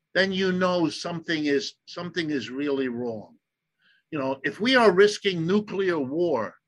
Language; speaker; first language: English; early bilingual, other home language; German